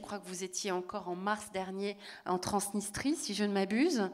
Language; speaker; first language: French; native; French